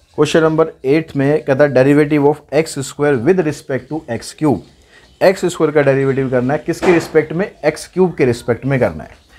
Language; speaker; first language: Hindi; native; Hindi